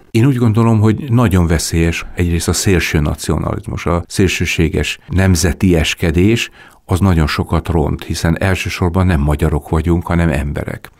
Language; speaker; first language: Hungarian; native; Hungarian